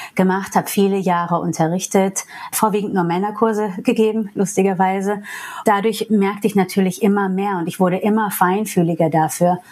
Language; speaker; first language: German; non-native, fluent; English